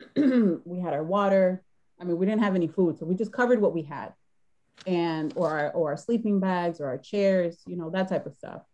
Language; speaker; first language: English; early bilingual, other home language; Spanish